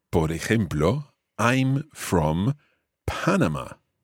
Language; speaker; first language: Spanish; non-native, fluent; English